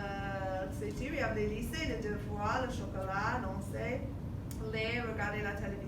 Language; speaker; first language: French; non-native, fluent; English